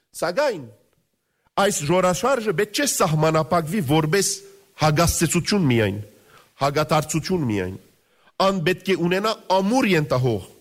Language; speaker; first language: Armenian; early bilingual, heritage; Armenian